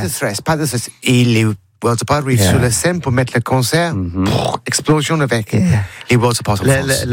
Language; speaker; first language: French; non-native, learner; English